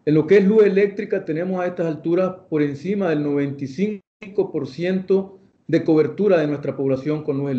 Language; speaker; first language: Spanish; native; Spanish